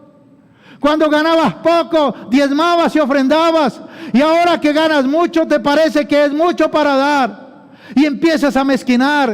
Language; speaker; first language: Spanish; native; Spanish